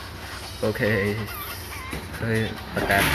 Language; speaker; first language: English; non-native, learner; Indonesian